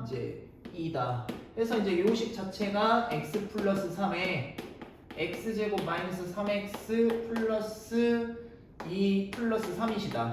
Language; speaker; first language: Korean; native; Korean